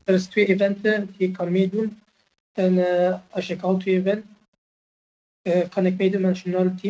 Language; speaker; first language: Dutch; non-native, fluent; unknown